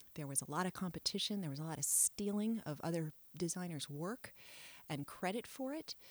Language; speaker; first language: English; native; English